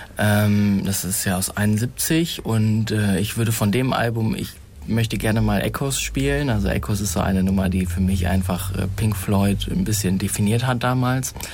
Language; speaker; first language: German; native; German